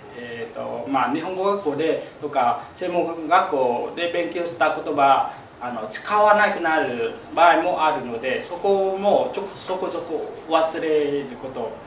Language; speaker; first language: Japanese; non-native, fluent; Vietnamese